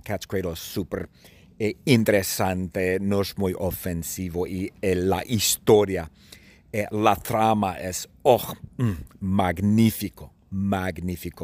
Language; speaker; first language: Spanish; non-native, fluent; English